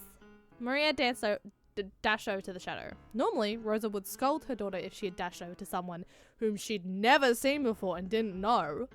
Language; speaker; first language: English; native; English